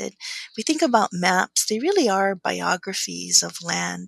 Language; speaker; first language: English; native; English